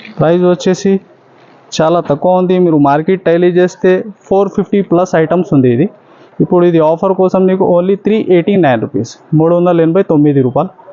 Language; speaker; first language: Telugu; non-native, local second language; Urdu